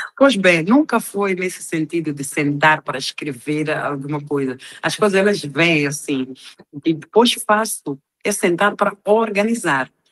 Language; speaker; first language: Portuguese; non-native, local second language; Tsonga